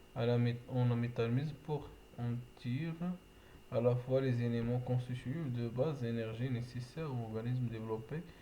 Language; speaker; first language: French; non-native, local second language; Arabic